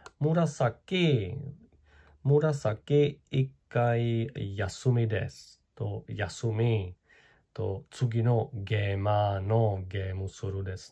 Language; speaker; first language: Japanese; non-native, learner; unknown